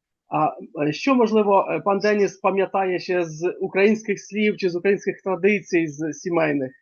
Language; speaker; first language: Ukrainian; native; Ukrainian